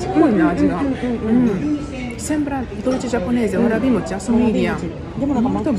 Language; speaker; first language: Italian; non-native, learner; Japanese